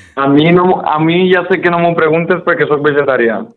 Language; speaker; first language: Catalan; native; Catalan